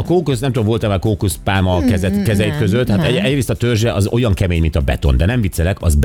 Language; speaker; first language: Hungarian; native; Hungarian